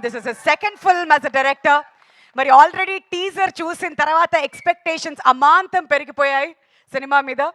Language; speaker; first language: Telugu; native; Telugu